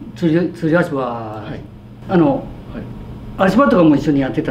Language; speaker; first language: Japanese; native; Japanese